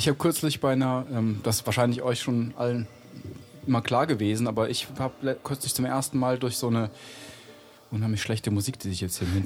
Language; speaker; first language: German; native; German